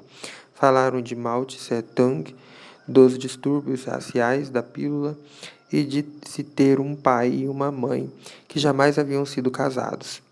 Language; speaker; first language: Portuguese; native; Portuguese